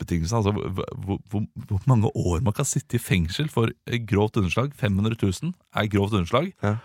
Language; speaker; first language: Norwegian; native; Norwegian